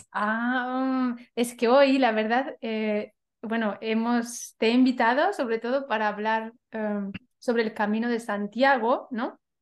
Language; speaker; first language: Spanish; native; Spanish